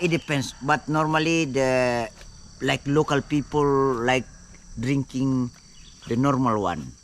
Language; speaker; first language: English; non-native, fluent; Indonesian